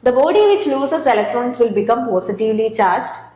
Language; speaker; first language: English; non-native, local second language; Malayalam